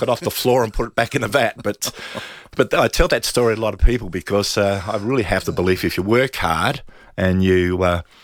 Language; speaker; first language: English; native; English